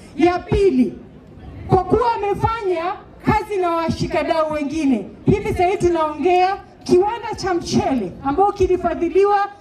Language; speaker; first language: Swahili; non-native, local second language; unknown